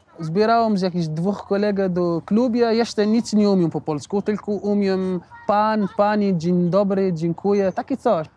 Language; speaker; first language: Polish; non-native, learner; Arabic